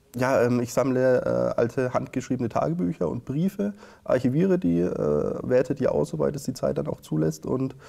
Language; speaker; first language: German; native; German